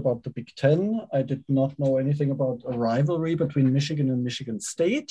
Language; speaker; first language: English; non-native, fluent; German